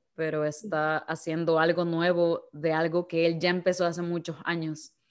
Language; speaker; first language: Spanish; native; Spanish